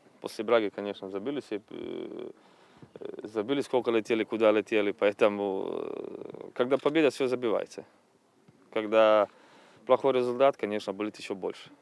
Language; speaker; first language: Russian; non-native, fluent; Croatian